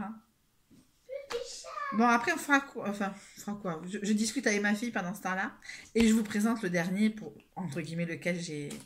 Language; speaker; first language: French; native; French